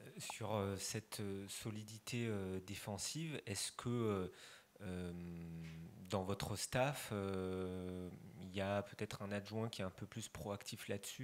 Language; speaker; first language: French; native; French